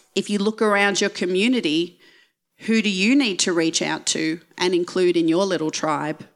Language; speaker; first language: English; native; English